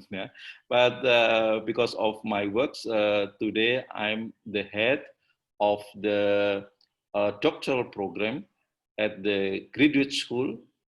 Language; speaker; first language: English; non-native, learner; Indonesian